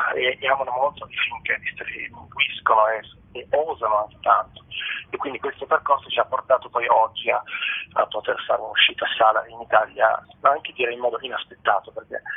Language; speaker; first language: Italian; native; Italian